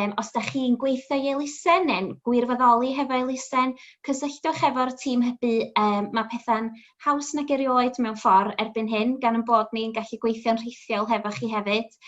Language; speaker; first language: Welsh; native; Welsh